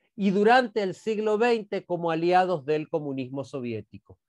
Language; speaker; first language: Spanish; native; Spanish